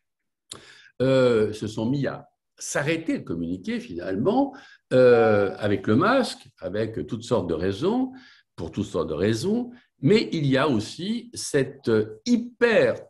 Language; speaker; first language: French; native; French